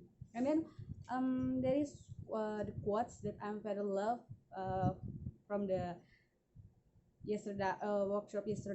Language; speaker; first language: English; non-native, learner; Indonesian